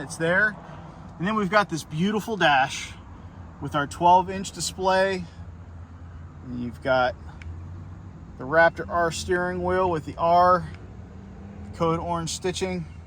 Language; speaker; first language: English; native; English